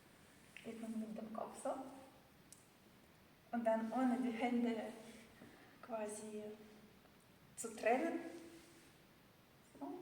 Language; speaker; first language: German; non-native, fluent; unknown